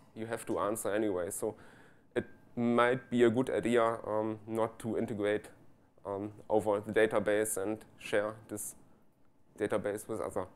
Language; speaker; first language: English; non-native, fluent; German